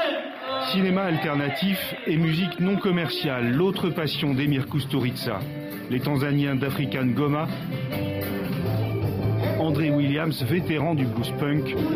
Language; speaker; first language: French; native; French